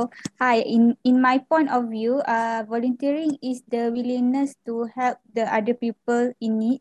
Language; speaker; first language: English; non-native, local second language; Malay